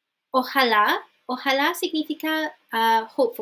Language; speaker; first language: Spanish; non-native, fluent; English